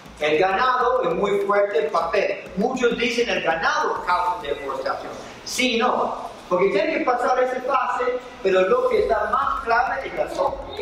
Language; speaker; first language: Spanish; non-native, fluent; English